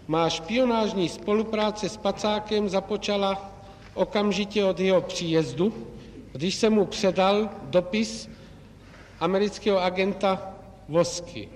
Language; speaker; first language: Czech; native; Czech